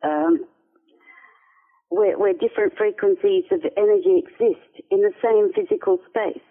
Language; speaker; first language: English; native; English